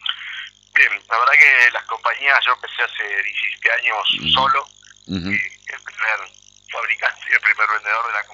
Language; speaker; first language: Spanish; native; Spanish